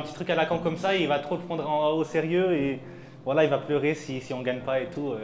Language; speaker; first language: French; native; French